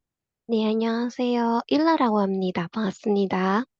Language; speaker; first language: Korean; non-native, learner; Indonesian